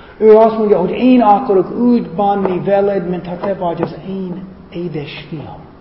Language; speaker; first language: Hungarian; non-native, fluent; English